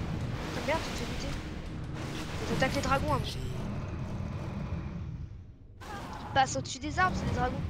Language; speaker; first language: French; native; French